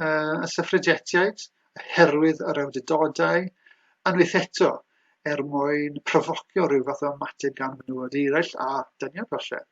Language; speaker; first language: Welsh; native; Welsh